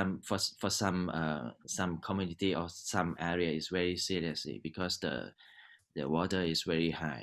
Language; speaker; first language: English; non-native, learner; Thai